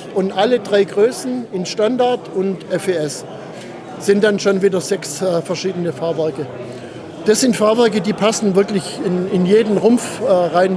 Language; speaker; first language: German; native; German